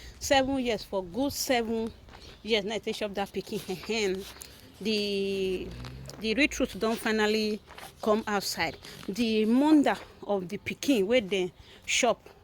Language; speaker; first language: Nigerian Pidgin; native; Nigerian Pidgin